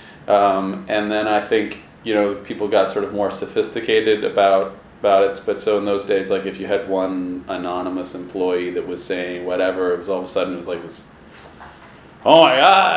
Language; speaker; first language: English; native; English